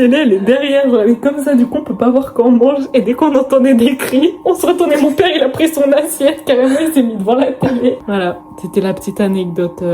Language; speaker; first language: French; native; French